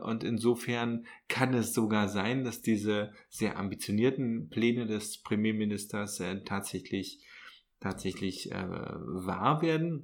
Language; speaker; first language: German; native; German